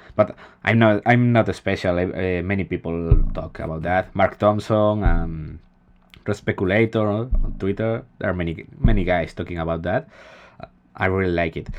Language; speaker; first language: English; non-native, fluent; Spanish